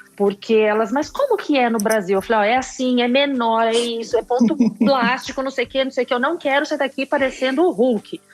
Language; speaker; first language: Portuguese; native; Portuguese